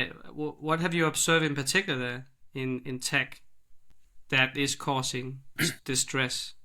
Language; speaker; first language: English; non-native, fluent; Danish